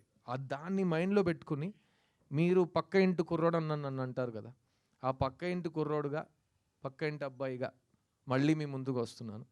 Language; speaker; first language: Telugu; non-native, local second language; Tamil